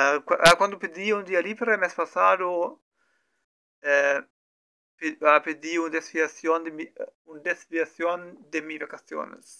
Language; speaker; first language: Spanish; non-native, learner; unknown